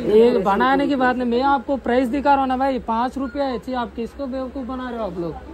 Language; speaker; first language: Hindi; non-native, local second language; Telugu